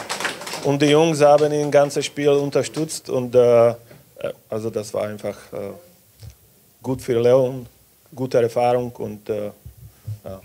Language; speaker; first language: German; non-native, fluent; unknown